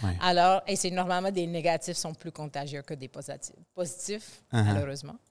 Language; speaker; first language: French; non-native, fluent; English